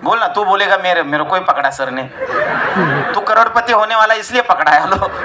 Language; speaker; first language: Hindi; non-native, local second language; Marathi